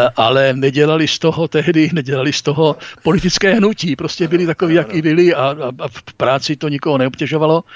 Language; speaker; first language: Czech; native; Czech